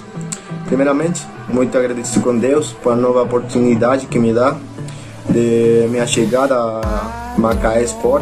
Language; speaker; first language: Portuguese; non-native, learner; Spanish